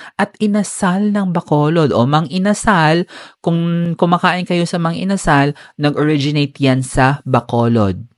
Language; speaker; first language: Filipino; non-native, local second language; Cebuano